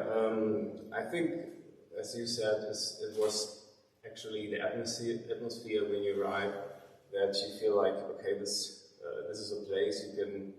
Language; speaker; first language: English; non-native, fluent; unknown